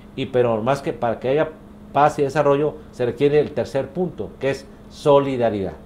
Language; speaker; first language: Spanish; native; Spanish